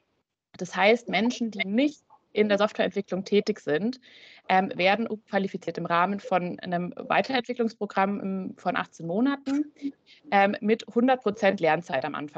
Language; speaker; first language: German; native; German